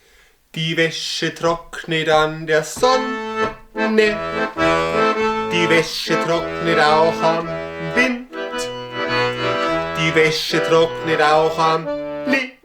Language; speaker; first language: German; native; German